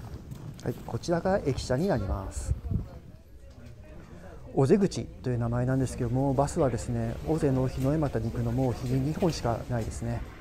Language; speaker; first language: Japanese; native; Japanese